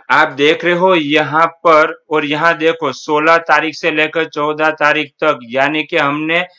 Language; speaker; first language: Hindi; non-native, local second language; Gujarati